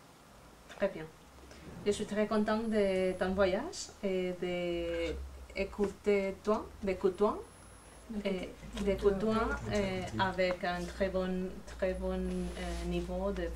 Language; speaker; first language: French; non-native, learner; Spanish